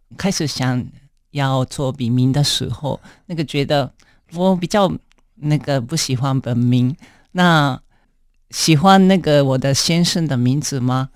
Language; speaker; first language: Chinese; non-native, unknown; Japanese